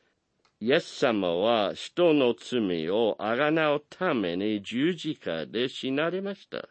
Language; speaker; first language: Japanese; non-native, fluent; English